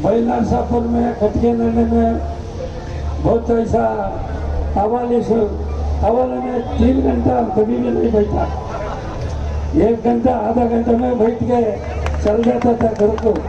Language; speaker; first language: Hindi; non-native, local second language; Kannada